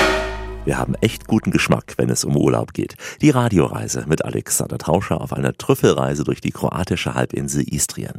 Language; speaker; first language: German; native; German